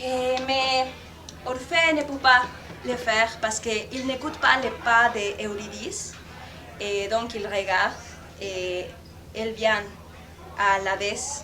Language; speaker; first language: French; non-native, fluent; Spanish